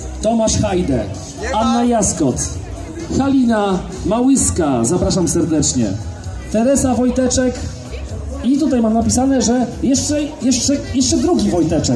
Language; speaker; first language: Polish; native; Polish